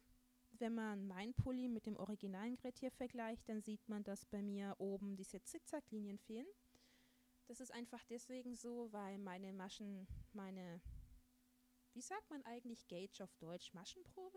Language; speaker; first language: German; native; German